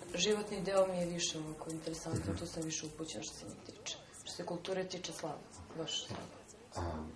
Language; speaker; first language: Serbian; non-native, fluent; Armenian